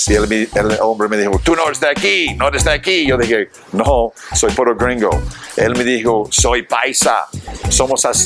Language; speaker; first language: Spanish; non-native, fluent; English